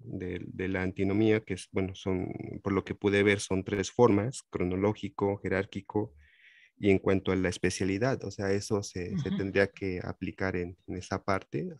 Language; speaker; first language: Spanish; native; Spanish